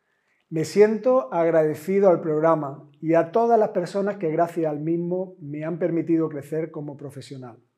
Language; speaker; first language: Spanish; native; Spanish